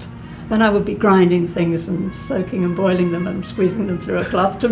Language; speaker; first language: English; native; English